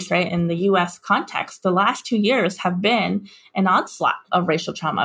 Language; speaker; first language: English; native; English